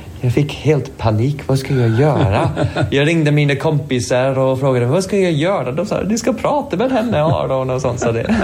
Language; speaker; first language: Swedish; non-native, fluent; English